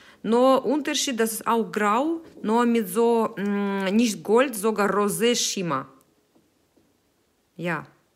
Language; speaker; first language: German; non-native, fluent; Russian